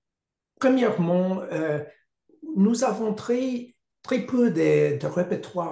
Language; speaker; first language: French; non-native, learner; English